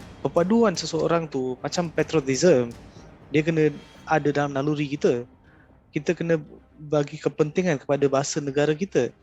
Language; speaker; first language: Malay; non-native, local second language; Tamil